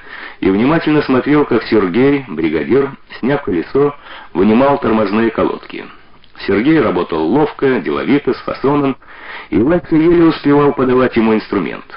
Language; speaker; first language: Russian; native; Russian